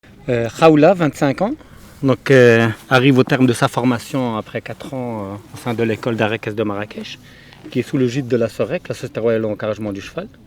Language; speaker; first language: French; non-native, local second language; Arabic